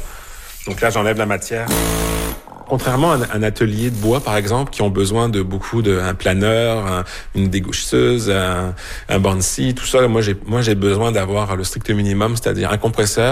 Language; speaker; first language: French; native; French